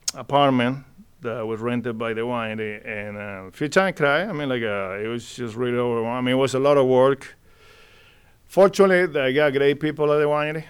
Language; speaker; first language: English; non-native, fluent; Spanish